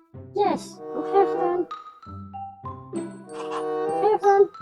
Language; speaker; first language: English; non-native, learner; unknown